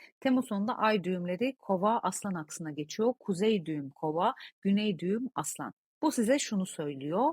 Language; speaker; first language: Turkish; native; Turkish